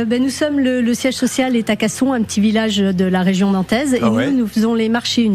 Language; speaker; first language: French; native; French